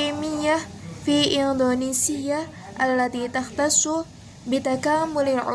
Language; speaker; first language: Arabic; non-native, learner; Indonesian